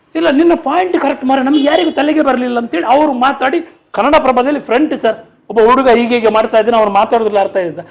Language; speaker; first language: Kannada; non-native, local second language; Tulu